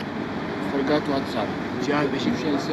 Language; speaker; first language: English; non-native, learner; Arabic